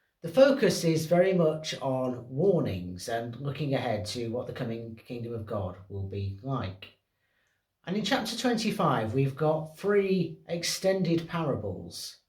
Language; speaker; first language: English; native; English